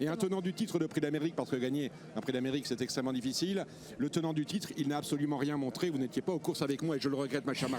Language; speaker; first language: French; native; French